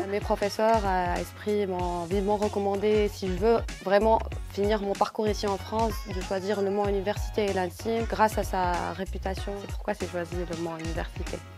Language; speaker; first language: French; non-native, local second language; Arabic